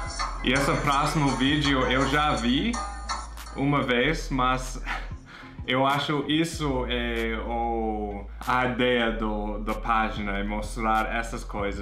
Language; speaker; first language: Portuguese; non-native, fluent; English